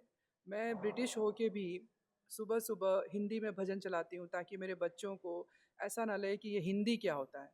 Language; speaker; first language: Hindi; early bilingual, heritage; Hindi